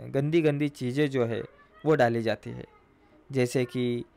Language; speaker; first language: Hindi; non-native, local second language; Marathi